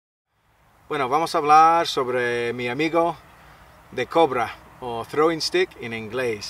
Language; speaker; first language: Spanish; non-native, fluent; English